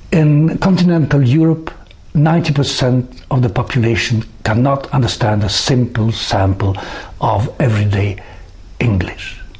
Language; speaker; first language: English; non-native, fluent; French